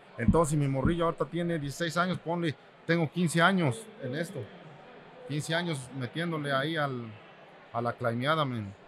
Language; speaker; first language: Spanish; native; Spanish